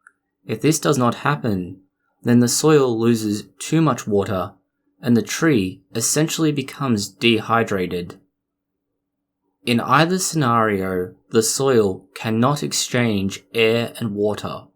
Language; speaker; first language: English; native; English